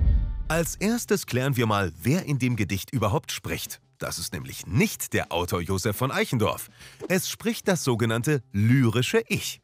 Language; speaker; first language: German; native; German